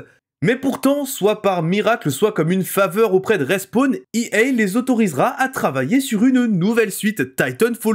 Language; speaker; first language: French; native; French